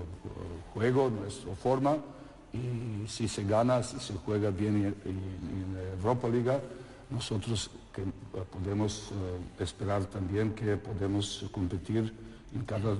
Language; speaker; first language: Spanish; non-native, fluent; Serbian